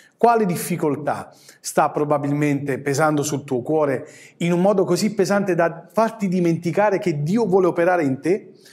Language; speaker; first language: Italian; native; Italian